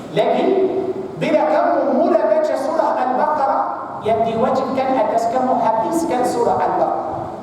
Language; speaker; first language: Malay; non-native, fluent; Arabic